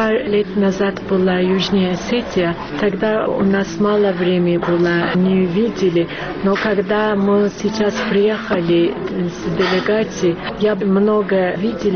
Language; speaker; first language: Russian; non-native, learner; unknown